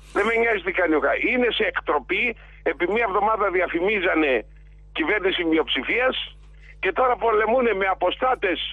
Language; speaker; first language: Greek; native; Greek